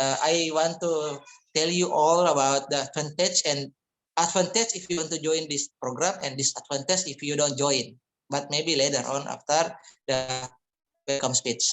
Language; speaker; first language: English; non-native, fluent; Indonesian